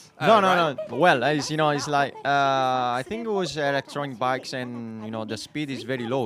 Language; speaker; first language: English; non-native, fluent; Japanese